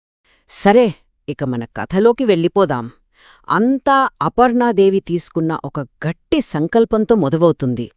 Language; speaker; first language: Telugu; native; Telugu